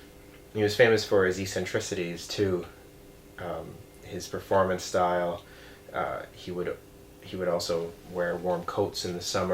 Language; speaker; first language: English; native; English